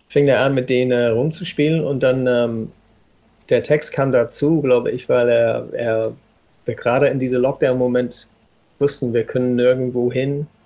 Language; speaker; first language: German; non-native, fluent; English